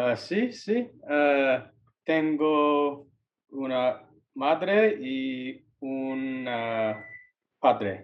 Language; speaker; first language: Spanish; non-native, learner; English